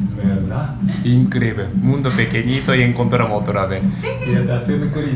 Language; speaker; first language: Spanish; non-native, learner; Japanese